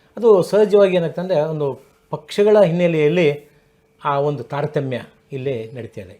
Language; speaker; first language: Kannada; non-native, local second language; Marathi